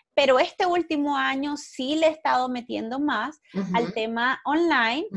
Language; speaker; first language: Spanish; native; Spanish